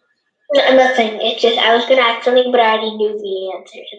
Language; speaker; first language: English; native; English